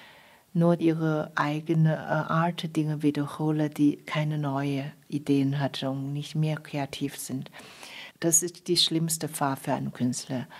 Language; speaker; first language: German; non-native, fluent; Chinese